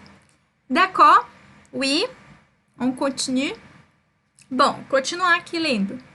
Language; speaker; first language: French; non-native, fluent; Portuguese